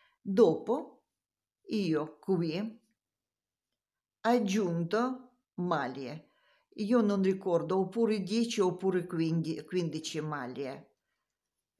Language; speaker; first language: Italian; non-native, learner; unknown